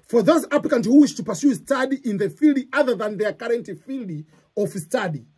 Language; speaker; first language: English; non-native, local second language; Swahili